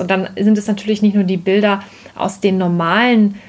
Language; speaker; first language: German; native; German